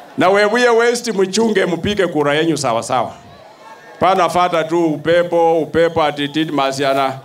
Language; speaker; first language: Swahili; non-native, local second language; Luyia